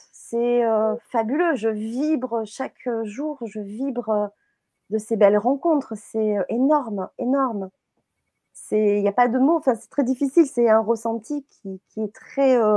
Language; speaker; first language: French; native; French